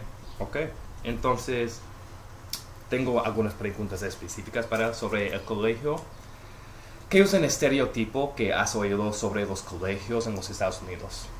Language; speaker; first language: Spanish; non-native, learner; English